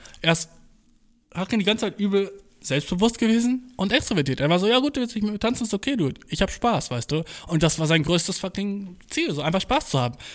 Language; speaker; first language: German; early bilingual, other home language; Turkish